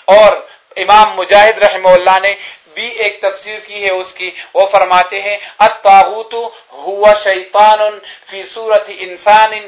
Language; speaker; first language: Urdu; non-native, local second language; Pashto